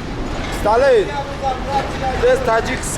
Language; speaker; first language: Russian; non-native, local second language; Tajik